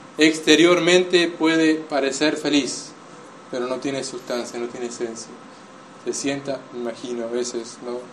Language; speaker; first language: Spanish; native; Spanish